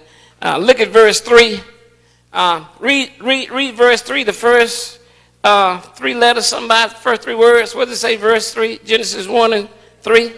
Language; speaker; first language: English; native; English